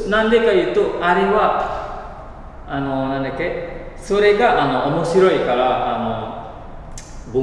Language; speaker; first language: Japanese; non-native, learner; Indonesian